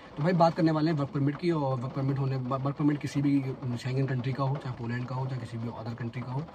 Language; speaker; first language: Hindi; native; Hindi